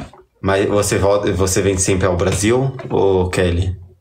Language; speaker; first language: Portuguese; native; Portuguese